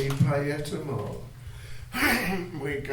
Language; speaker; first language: Russian; non-native, learner; English